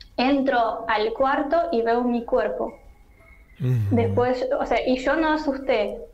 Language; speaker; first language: Spanish; non-native, learner; Russian